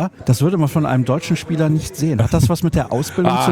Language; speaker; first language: German; native; German